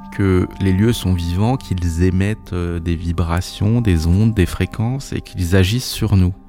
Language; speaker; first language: French; native; French